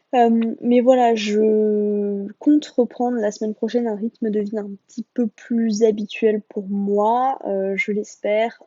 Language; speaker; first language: French; native; French